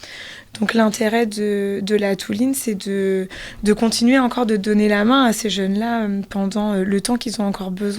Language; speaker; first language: French; native; French